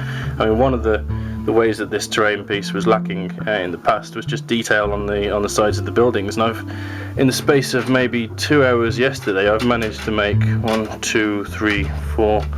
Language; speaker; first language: English; native; English